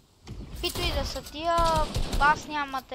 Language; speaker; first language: Bulgarian; native; Bulgarian